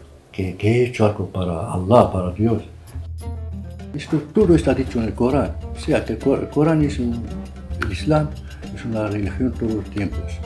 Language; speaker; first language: Spanish; non-native, fluent; Arabic